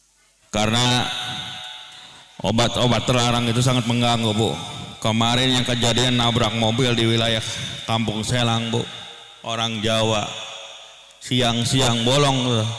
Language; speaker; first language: Indonesian; native; Indonesian